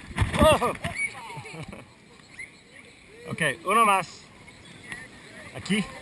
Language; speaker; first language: Spanish; non-native, learner; English